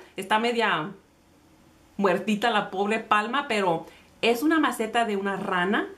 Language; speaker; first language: Spanish; early bilingual, heritage; Spanish